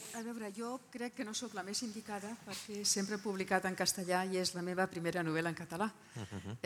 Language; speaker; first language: Catalan; non-native, local second language; Spanish